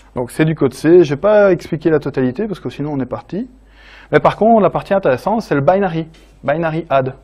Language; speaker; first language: French; native; French